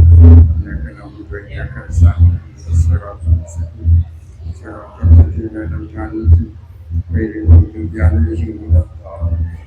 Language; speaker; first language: Arabic; non-native, fluent; Indonesian